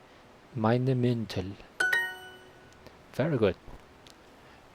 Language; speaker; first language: German; non-native, learner; Spanish